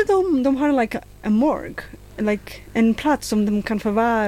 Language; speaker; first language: Swedish; non-native, fluent; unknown